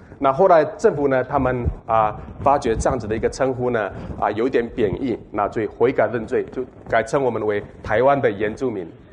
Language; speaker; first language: Chinese; non-native, local second language; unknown